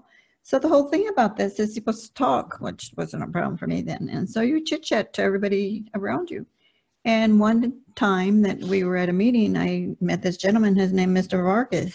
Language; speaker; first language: English; early bilingual, other home language; Spanish